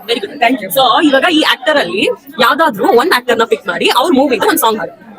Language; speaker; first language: Kannada; native; Kannada